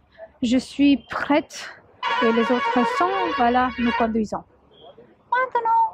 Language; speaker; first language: French; non-native, learner; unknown